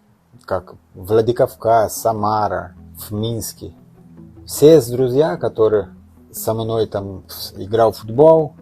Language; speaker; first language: Russian; non-native, learner; Portuguese